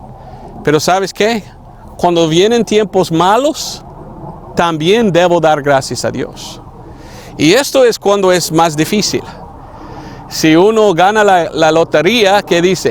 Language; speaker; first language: Spanish; non-native, fluent; English